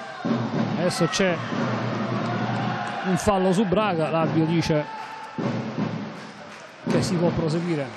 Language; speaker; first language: Italian; native; Italian